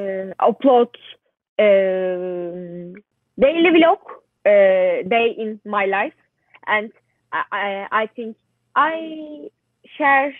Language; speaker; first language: English; non-native, learner; Turkish